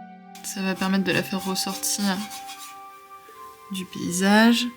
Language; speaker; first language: French; native; French